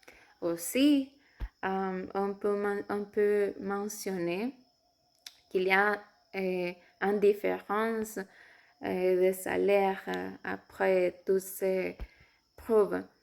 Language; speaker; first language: French; non-native, fluent; Spanish